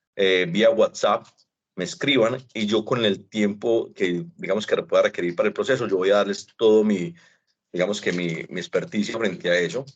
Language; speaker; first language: Spanish; native; Spanish